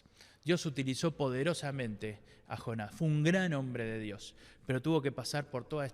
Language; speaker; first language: Spanish; native; Spanish